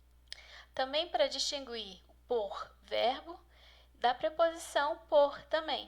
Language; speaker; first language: Portuguese; native; Portuguese